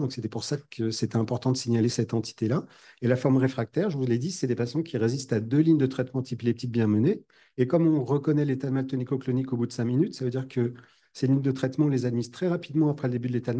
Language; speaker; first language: French; native; French